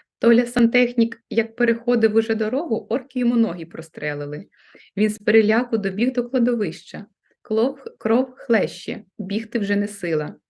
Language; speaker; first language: Ukrainian; non-native, local second language; Russian